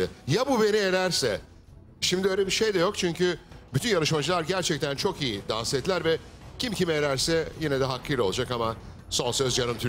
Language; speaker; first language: Turkish; native; Turkish